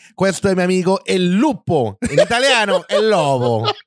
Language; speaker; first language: Italian; non-native, learner; Spanish